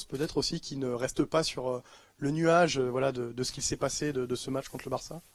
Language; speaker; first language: French; native; French